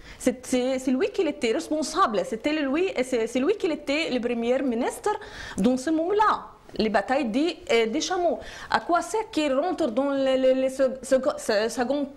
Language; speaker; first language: French; non-native, learner; Arabic